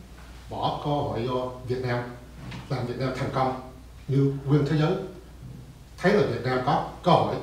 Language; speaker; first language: Vietnamese; early bilingual, heritage; English